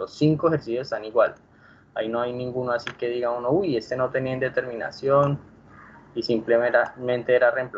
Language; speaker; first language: Spanish; native; Spanish